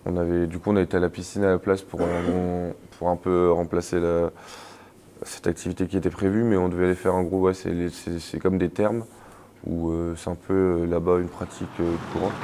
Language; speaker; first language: French; native; French